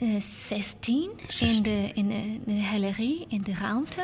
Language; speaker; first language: Dutch; non-native, learner; English